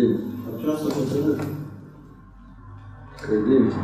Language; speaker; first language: Romanian; non-native, local second language; Hungarian